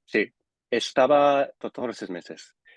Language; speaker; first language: Spanish; non-native, fluent; Japanese